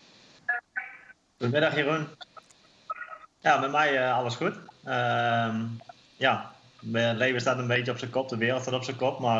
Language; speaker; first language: Dutch; native; Dutch